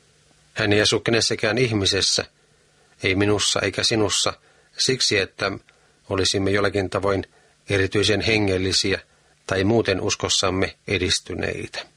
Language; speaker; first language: Finnish; native; Finnish